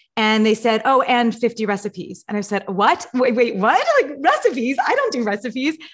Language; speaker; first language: English; native; English